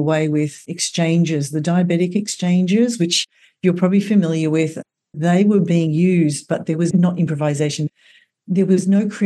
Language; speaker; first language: English; native; English